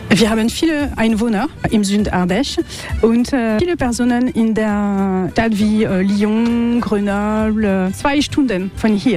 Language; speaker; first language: German; non-native, learner; French